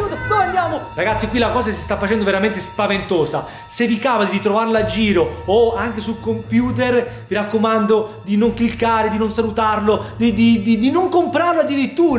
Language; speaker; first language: Italian; native; Italian